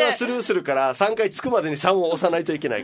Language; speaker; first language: Japanese; native; Japanese